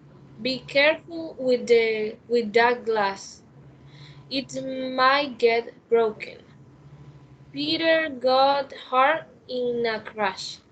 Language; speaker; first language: English; non-native, learner; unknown